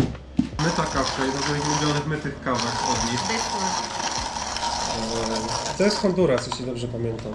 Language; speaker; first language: Polish; native; Polish